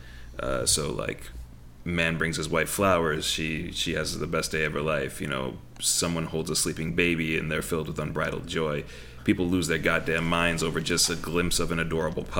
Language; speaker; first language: English; native; English